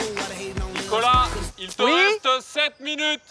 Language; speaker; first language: French; native; French